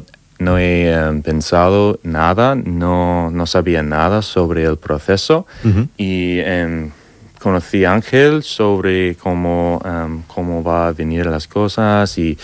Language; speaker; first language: Spanish; non-native, learner; English